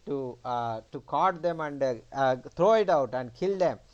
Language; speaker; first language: English; non-native, local second language; Telugu